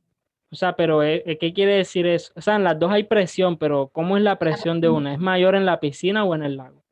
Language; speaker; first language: Spanish; native; Spanish